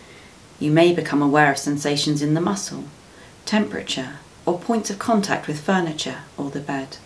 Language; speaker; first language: English; native; English